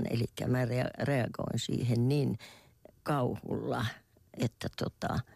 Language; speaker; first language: Finnish; native; Finnish